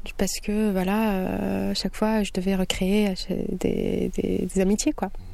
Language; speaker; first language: French; non-native, local second language; Kabyle